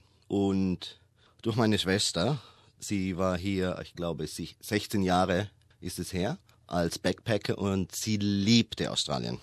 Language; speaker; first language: German; native; German